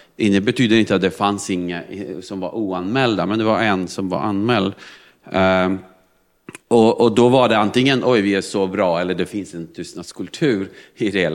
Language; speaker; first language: Swedish; non-native, fluent; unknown